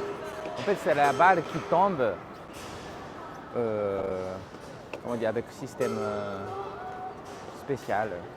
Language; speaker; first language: French; non-native, fluent; Japanese